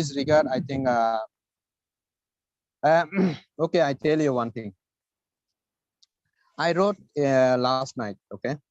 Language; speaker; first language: English; non-native, fluent; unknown